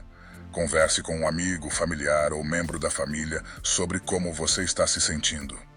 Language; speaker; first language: Portuguese; native; Portuguese